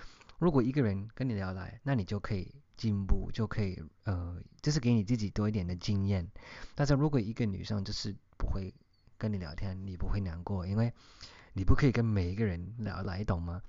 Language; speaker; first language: Chinese; early bilingual, heritage; English